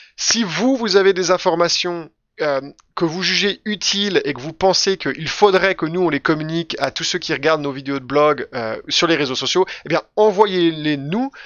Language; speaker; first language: French; native; French